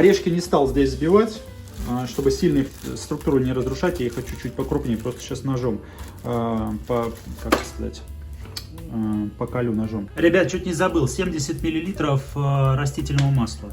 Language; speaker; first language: Russian; native; Russian